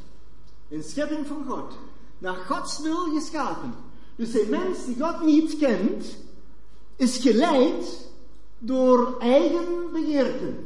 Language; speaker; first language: Dutch; non-native, fluent; German